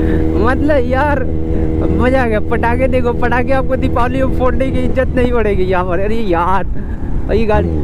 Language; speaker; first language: Hindi; native; Hindi